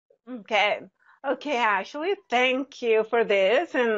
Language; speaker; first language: English; non-native, fluent; Spanish